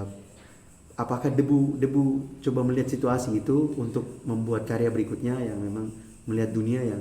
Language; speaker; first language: Indonesian; native; Indonesian